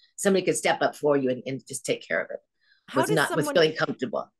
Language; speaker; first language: English; native; English